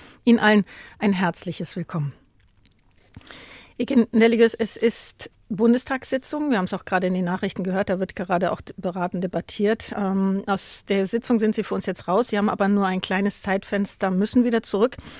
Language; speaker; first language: German; native; German